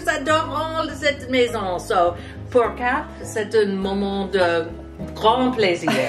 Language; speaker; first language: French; non-native, learner; English